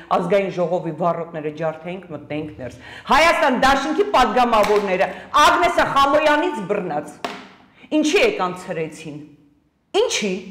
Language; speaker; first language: Armenian; native; Armenian